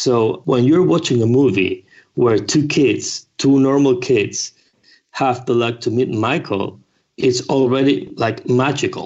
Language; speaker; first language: English; non-native, fluent; Spanish